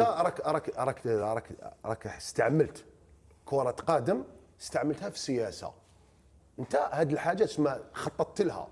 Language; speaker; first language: Arabic; native; Arabic